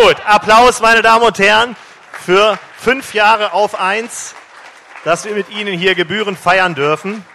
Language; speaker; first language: German; native; German